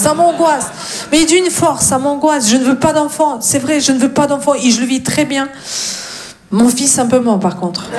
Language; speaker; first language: French; non-native, fluent; Russian